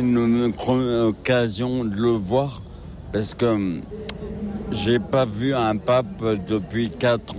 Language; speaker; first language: French; native; French